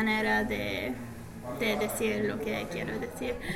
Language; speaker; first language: Spanish; non-native, learner; English